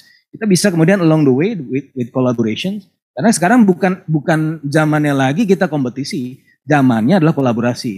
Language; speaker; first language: Indonesian; native; Indonesian